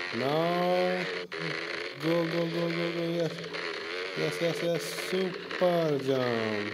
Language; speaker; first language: English; non-native, learner; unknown